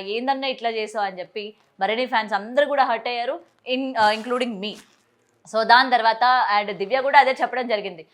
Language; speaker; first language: Telugu; native; Telugu